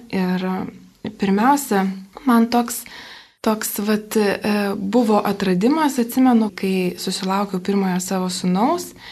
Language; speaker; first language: Lithuanian; native; Lithuanian